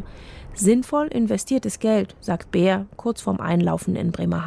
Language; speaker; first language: German; native; German